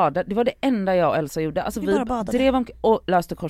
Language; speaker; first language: Swedish; native; Swedish